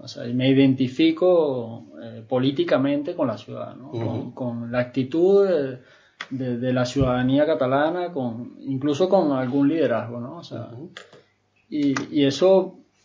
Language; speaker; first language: Spanish; native; Spanish